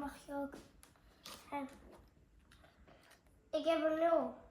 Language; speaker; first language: Dutch; early bilingual, other home language; Filipino